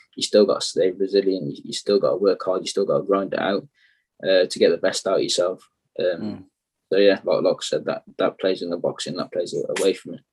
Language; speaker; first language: English; native; English